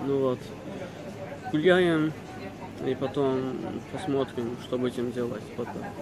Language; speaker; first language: Russian; non-native, fluent; Azerbaijani